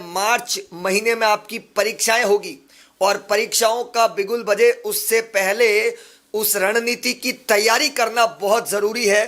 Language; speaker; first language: Hindi; native; Hindi